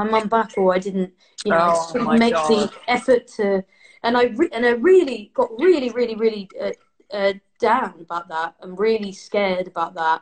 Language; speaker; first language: English; native; English